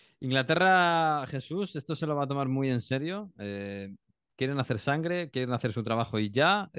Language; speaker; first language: Spanish; native; Spanish